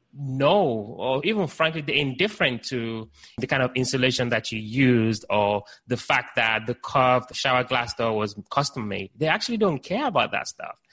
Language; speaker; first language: English; non-native, local second language; Yoruba